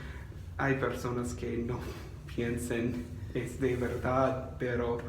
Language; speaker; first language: Spanish; non-native, learner; English